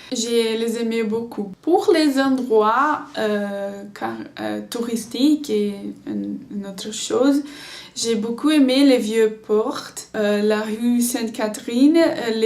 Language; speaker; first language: French; non-native, learner; Portuguese